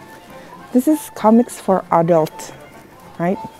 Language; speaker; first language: English; non-native, learner; Indonesian